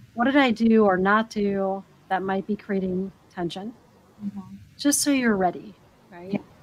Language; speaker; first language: English; native; English